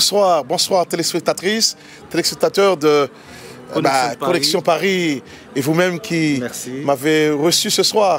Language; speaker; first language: French; non-native, local second language; Haitian Creole